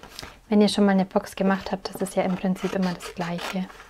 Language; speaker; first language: German; native; German